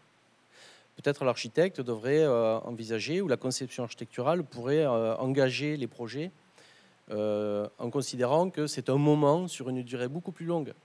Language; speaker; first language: French; native; French